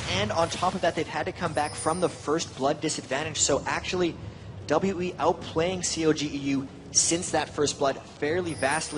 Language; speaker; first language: English; native; English